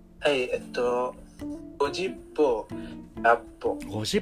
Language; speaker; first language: Japanese; non-native, learner; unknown